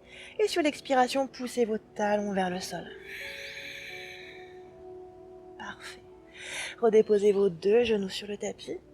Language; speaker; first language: French; native; French